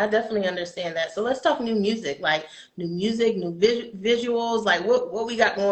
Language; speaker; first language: English; native; English